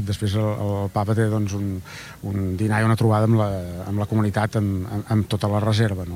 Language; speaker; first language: Catalan; native; Catalan